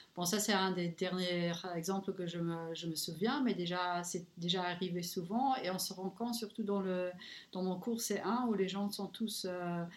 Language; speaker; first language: French; non-native, local second language; Luxembourgish